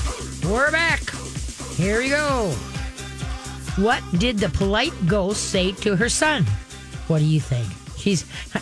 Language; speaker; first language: English; native; English